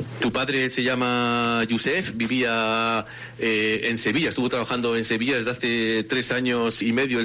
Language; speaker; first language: Spanish; native; Spanish